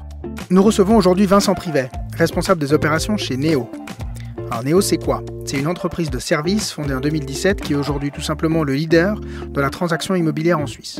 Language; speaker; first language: French; native; French